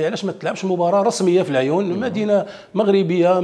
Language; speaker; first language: Arabic; native; Arabic